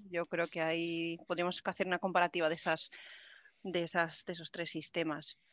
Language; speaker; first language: Spanish; native; Spanish